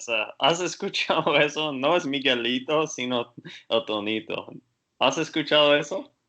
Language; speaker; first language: Spanish; non-native, learner; Portuguese